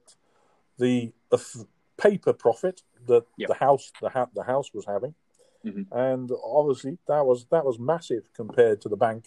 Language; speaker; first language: English; native; English